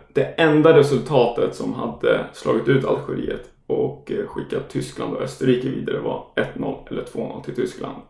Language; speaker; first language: Swedish; non-native, fluent; German